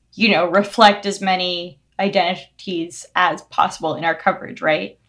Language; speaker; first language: English; early bilingual, other home language; Hindi